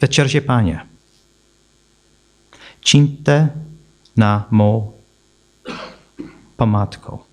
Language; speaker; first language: Czech; non-native, fluent; English